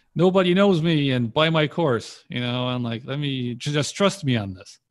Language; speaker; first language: English; early bilingual, other home language; Polish